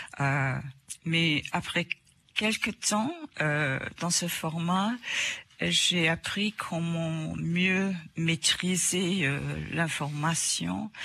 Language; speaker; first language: French; non-native, fluent; English